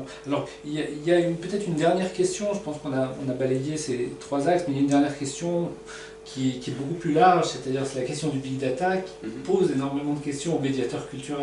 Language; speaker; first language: French; native; French